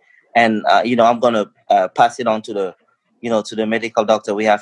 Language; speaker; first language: English; non-native, local second language; French